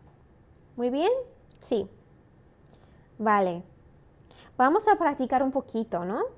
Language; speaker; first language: Spanish; non-native, fluent; English